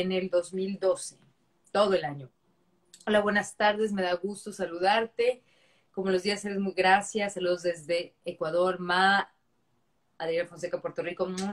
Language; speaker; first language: Spanish; native; Spanish